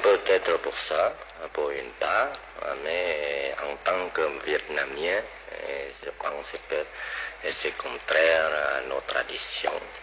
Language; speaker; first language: French; non-native, local second language; Vietnamese